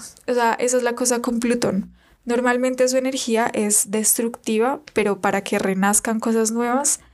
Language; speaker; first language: Spanish; native; Spanish